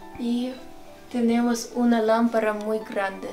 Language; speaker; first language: Spanish; non-native, fluent; Ukrainian